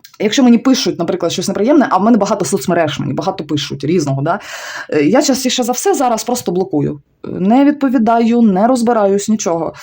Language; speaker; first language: Ukrainian; non-native, local second language; Russian